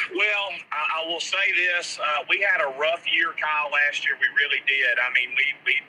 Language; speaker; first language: English; native; English